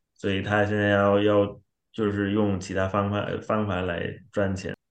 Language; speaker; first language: Chinese; non-native, fluent; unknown